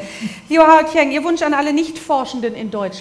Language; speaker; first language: German; native; German